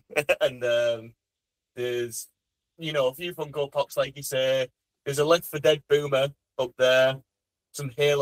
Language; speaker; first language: English; native; English